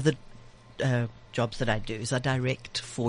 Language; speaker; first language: English; native; English